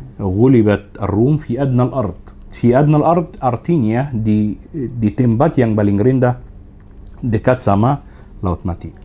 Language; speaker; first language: Indonesian; non-native, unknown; Arabic